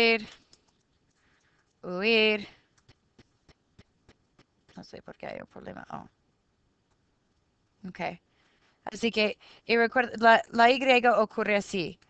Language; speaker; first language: Spanish; non-native, fluent; English